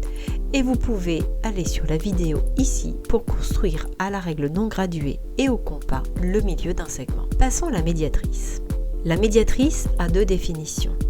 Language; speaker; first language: French; native; French